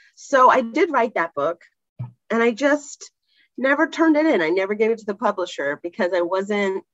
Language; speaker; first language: English; native; English